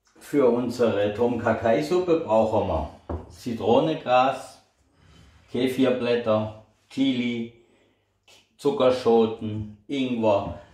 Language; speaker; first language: German; native; German